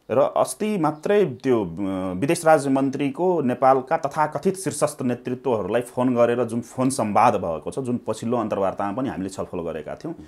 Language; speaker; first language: Nepali; non-native, local second language; Maithili